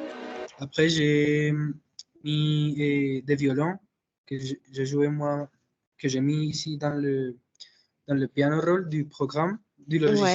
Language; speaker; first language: French; non-native, fluent; Spanish